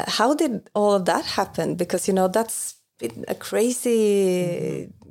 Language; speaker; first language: English; non-native, fluent; Norwegian